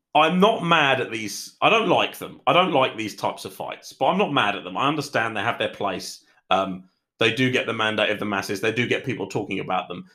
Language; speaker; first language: English; native; English